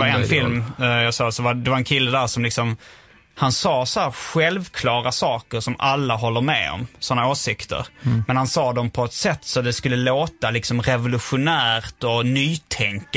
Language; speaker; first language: Swedish; native; Swedish